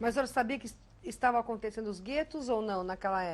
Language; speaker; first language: Portuguese; native; Portuguese